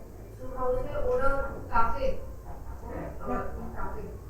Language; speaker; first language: German; non-native, learner; Hindi